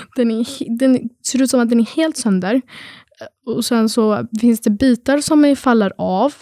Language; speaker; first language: Swedish; early bilingual, other home language; Arabic